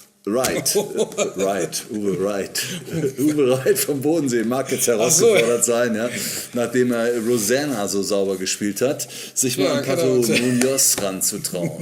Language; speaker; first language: German; native; German